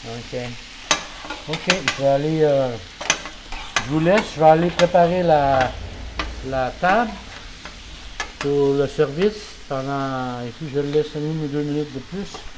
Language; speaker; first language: French; non-native, fluent; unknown